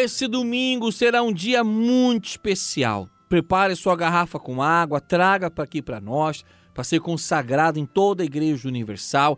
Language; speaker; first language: Portuguese; native; Portuguese